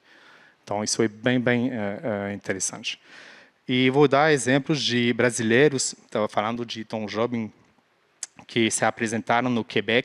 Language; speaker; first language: Portuguese; non-native, fluent; French